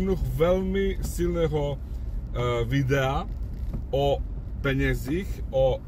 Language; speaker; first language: Czech; non-native, fluent; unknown